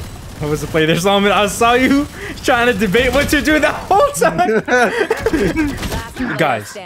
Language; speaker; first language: English; native; English